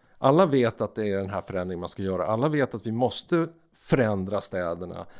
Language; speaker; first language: Swedish; native; Swedish